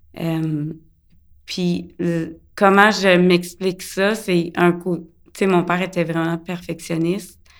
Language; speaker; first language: French; early bilingual, other home language; English